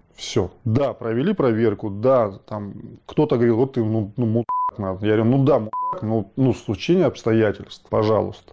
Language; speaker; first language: Russian; native; Russian